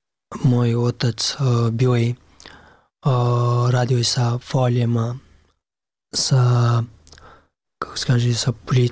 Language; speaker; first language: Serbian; non-native, learner; Pashto